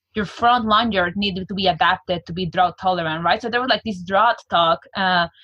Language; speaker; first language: English; non-native, fluent; Spanish